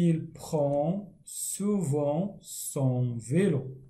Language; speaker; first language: French; non-native, fluent; Arabic